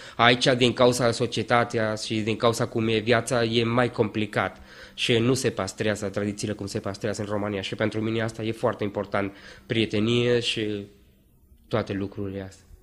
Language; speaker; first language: Romanian; non-native, fluent; Spanish